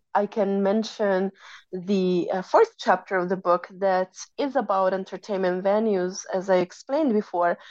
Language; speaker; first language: English; non-native, fluent; Italian